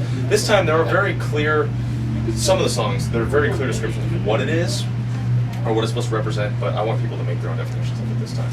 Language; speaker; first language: English; native; English